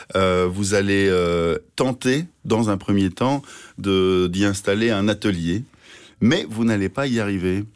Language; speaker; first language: French; native; French